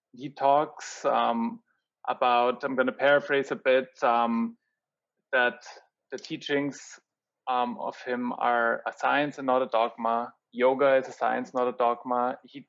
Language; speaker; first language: English; non-native, fluent; German